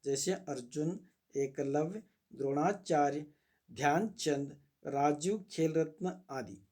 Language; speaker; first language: Hindi; non-native, local second language; Kannada